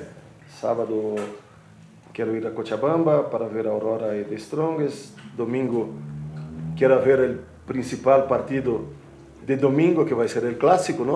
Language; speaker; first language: Spanish; non-native, fluent; Portuguese